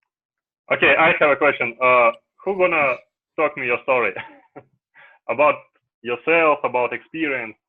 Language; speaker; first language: English; non-native, learner; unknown